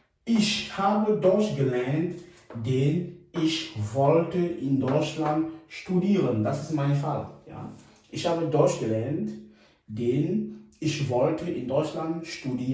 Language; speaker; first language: German; non-native, fluent; French